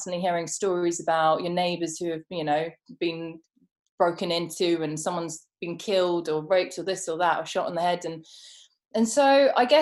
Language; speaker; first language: English; native; English